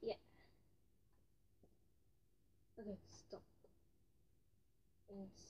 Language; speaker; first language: Dutch; early bilingual, other home language; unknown